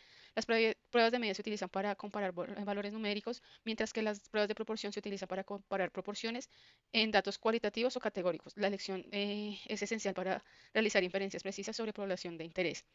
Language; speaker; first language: Spanish; native; Spanish